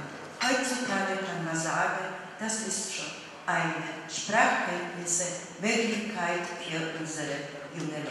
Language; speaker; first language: German; non-native, fluent; Polish